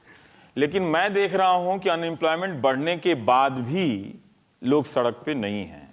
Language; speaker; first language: Hindi; native; Hindi